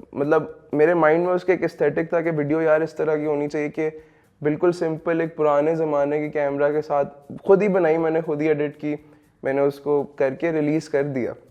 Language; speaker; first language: Urdu; native; Urdu